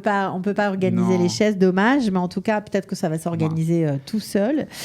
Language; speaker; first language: French; native; French